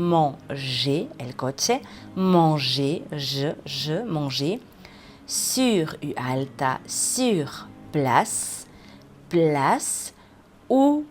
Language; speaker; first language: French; non-native, fluent; Spanish